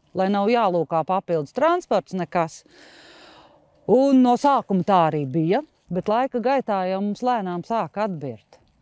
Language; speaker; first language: Latvian; native; Latvian